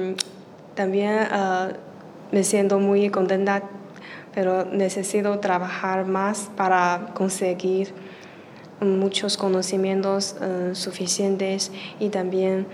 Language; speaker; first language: Spanish; non-native, learner; Chinese